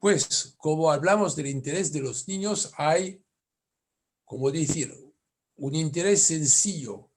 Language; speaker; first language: Spanish; non-native, fluent; French